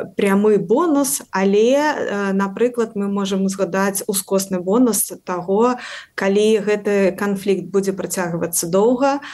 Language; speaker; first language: Belarusian; non-native, local second language; Russian